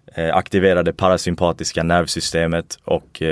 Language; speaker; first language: Swedish; native; Swedish